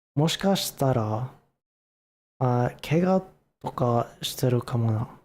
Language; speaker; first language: Japanese; non-native, learner; English